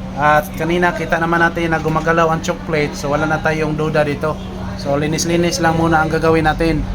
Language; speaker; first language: Filipino; non-native, local second language; Cebuano